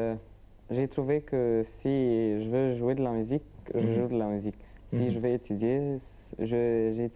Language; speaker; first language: French; non-native, learner; Arabic